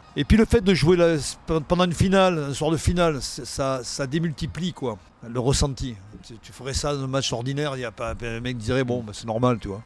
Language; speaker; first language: French; native; French